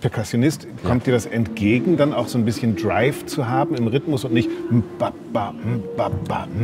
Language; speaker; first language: German; native; German